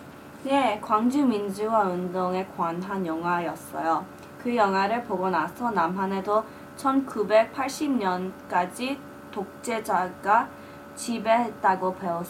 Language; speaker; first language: Korean; early bilingual, heritage; English